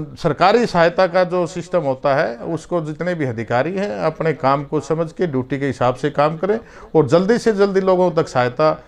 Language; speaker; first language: Hindi; native; Hindi